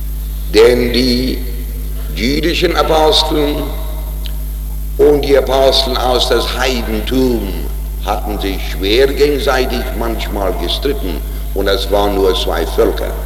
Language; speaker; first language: German; non-native, fluent; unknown